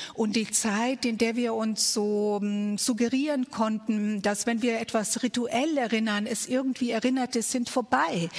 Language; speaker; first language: German; early bilingual, other home language; Croatian